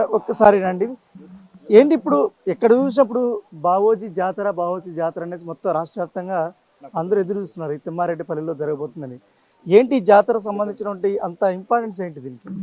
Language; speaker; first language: Telugu; native; Telugu